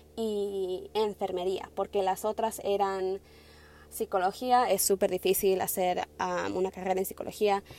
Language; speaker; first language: Spanish; early bilingual, heritage; Spanish